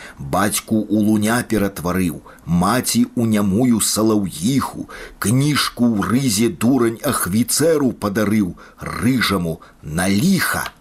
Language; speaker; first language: Belarusian; native; Belarusian